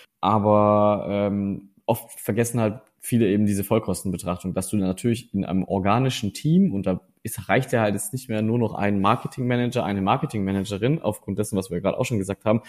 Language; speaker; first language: German; native; German